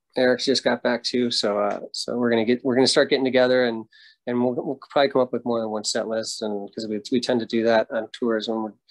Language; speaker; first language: English; native; English